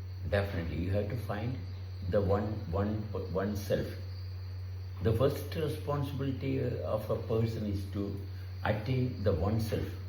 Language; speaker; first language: English; non-native, local second language; Malayalam